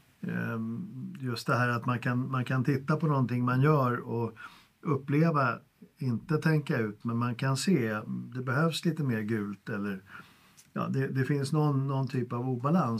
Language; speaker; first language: Swedish; native; Swedish